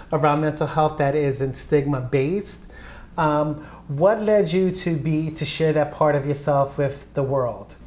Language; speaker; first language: English; native; English